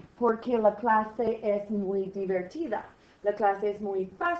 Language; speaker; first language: Spanish; non-native, fluent; English